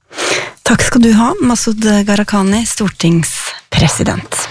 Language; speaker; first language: Norwegian; native; Norwegian